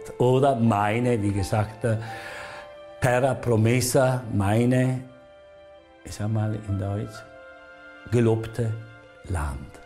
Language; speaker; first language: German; non-native, learner; Italian